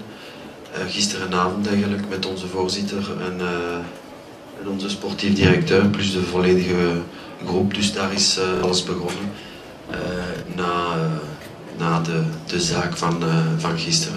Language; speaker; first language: Dutch; non-native, local second language; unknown